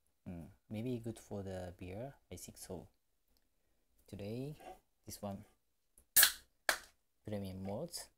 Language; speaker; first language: English; non-native, learner; Japanese